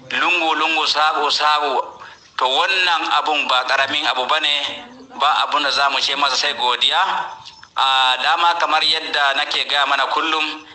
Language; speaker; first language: Hausa; non-native, local second language; Fula